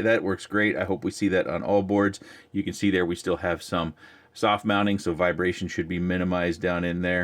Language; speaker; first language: English; native; English